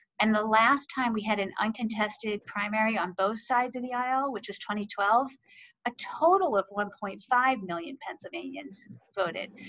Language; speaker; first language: English; native; English